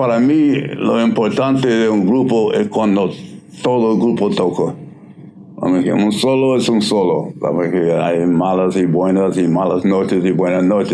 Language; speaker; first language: Spanish; non-native, learner; English